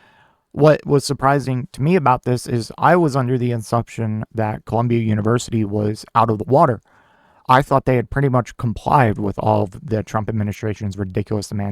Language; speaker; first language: English; native; English